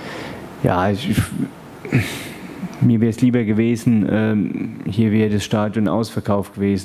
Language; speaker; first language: German; native; German